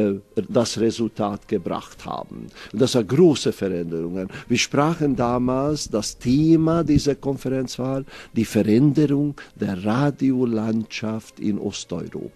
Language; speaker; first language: German; non-native, fluent; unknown